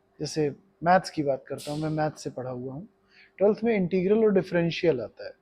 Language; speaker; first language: Hindi; native; Hindi